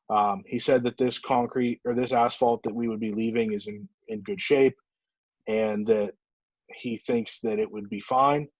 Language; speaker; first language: English; native; English